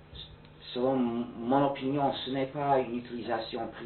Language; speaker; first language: French; non-native, fluent; English